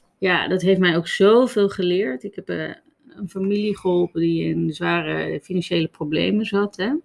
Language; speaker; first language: Dutch; native; Dutch